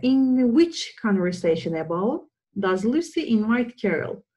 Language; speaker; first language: English; non-native, fluent; Turkish